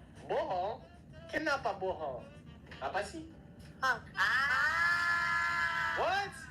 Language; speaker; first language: Indonesian; non-native, fluent; English